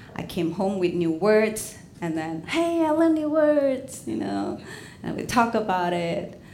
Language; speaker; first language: English; non-native, fluent; Indonesian